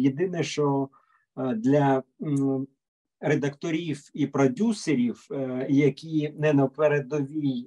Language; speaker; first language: Ukrainian; native; Ukrainian